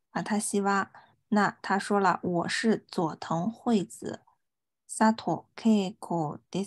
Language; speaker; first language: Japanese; non-native, fluent; Chinese